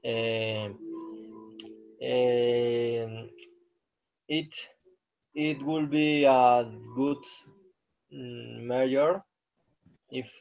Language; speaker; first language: English; non-native, learner; Spanish